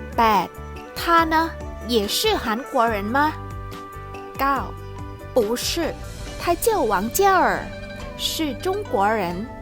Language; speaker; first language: Chinese; non-native, fluent; Thai